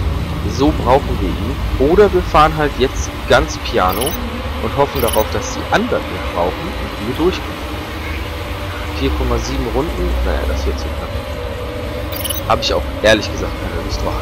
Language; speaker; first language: German; native; German